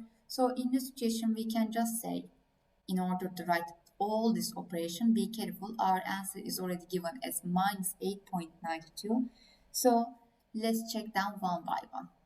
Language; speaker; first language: English; non-native, fluent; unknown